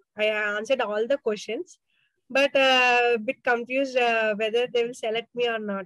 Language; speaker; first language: English; non-native, local second language; Telugu